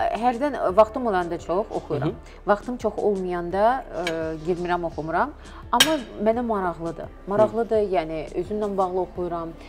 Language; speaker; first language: Azerbaijani; non-native, local second language; Russian